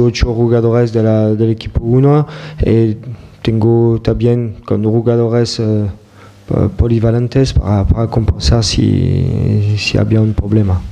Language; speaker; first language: Spanish; non-native, fluent; French